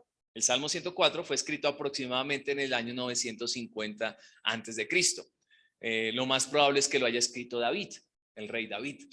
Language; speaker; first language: Spanish; native; Spanish